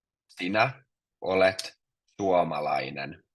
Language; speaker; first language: Finnish; non-native, fluent; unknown